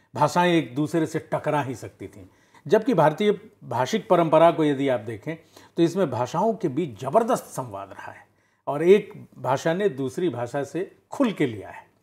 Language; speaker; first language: Hindi; native; Hindi